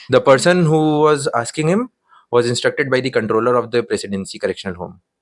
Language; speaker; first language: English; non-native, local second language; Hindi